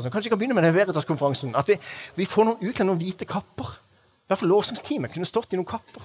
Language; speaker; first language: Norwegian; native; Norwegian